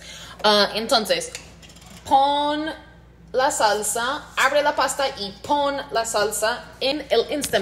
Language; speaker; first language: Spanish; non-native, learner; English